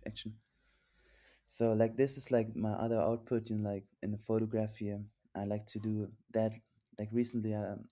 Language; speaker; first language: English; non-native, fluent; German